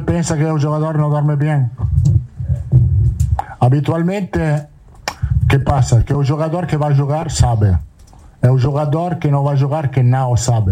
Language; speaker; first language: Portuguese; non-native, fluent; Italian